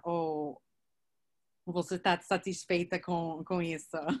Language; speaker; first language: Portuguese; non-native, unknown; English